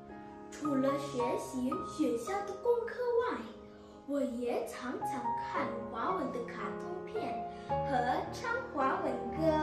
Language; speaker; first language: Chinese; early bilingual, heritage; Chinese